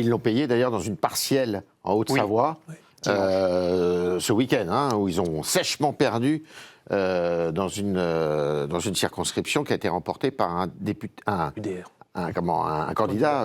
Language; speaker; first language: French; native; French